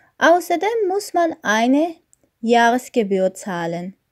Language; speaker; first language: German; non-native, learner; Armenian